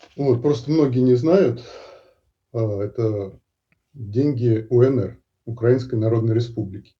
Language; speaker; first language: Russian; native; Russian